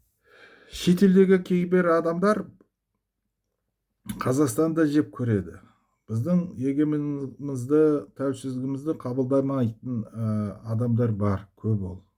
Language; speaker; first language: Kazakh; non-native, local second language; Russian